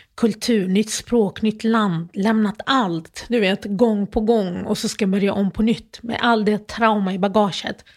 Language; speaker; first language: Swedish; early bilingual, other home language; Arabic